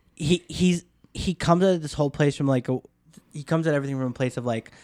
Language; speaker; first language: English; native; English